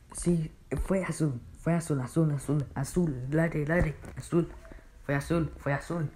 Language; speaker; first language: Spanish; early bilingual, heritage; Spanish